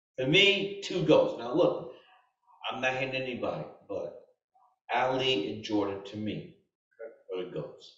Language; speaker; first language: English; native; English